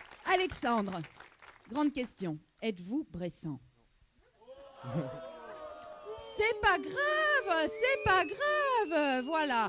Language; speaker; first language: French; native; French